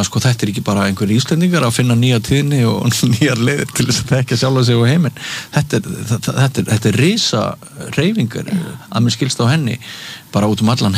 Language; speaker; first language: Icelandic; native; Icelandic